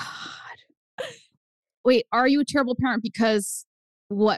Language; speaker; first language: English; early bilingual, other home language; Spanish